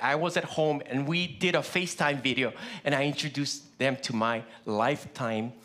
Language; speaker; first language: English; early bilingual, other home language; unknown